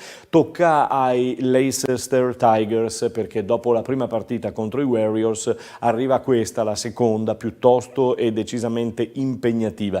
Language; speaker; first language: Italian; native; Italian